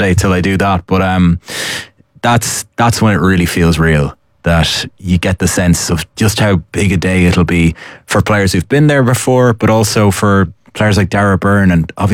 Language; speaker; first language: English; native; English